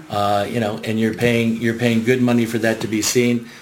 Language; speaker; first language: English; native; English